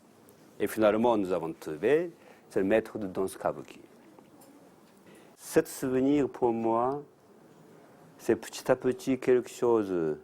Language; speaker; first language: French; non-native, learner; Japanese